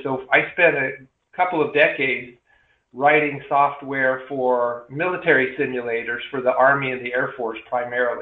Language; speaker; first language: English; native; English